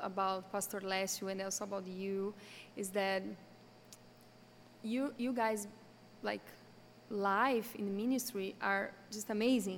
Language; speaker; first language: English; non-native, fluent; Portuguese